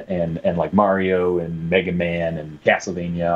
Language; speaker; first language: English; native; English